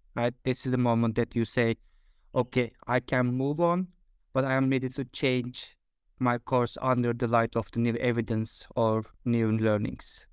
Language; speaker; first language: English; non-native, fluent; Turkish